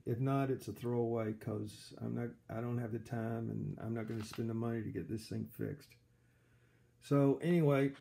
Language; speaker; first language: English; native; English